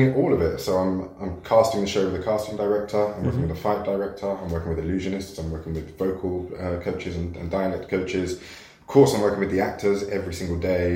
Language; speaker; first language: English; native; English